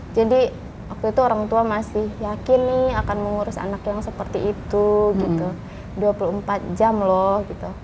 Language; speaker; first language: Indonesian; non-native, local second language; Minangkabau